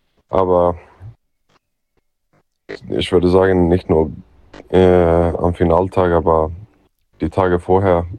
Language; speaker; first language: German; non-native, fluent; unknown